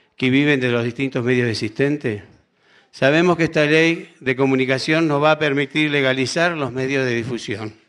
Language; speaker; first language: Spanish; native; Spanish